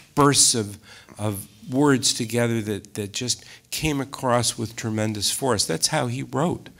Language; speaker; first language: English; native; English